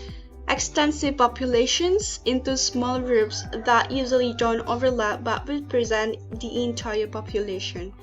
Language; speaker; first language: English; non-native, learner; Indonesian